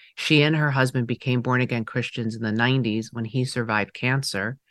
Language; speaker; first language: English; early bilingual, other home language; Chinese